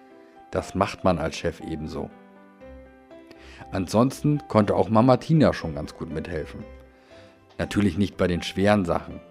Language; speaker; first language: German; native; German